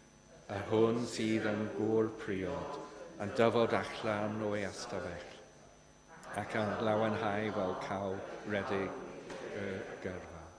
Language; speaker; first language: Welsh; non-native, fluent; English